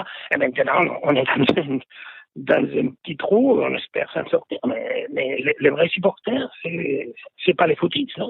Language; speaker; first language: French; non-native, fluent; Spanish